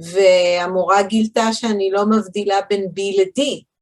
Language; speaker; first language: Hebrew; early bilingual, other home language; English